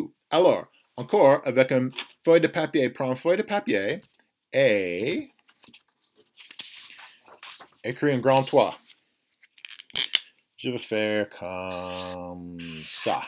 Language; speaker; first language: French; non-native, fluent; English